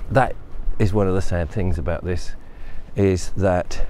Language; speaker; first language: English; native; English